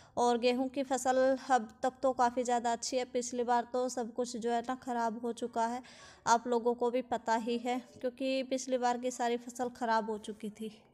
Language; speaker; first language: Hindi; native; Hindi